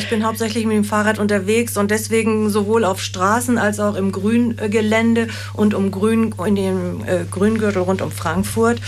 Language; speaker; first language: German; native; German